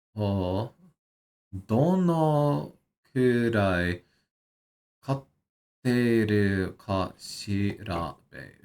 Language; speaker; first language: Japanese; non-native, learner; English